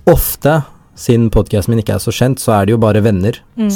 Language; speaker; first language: English; early bilingual, heritage; Tamil